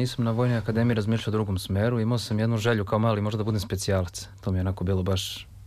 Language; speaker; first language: Serbian; native; Serbian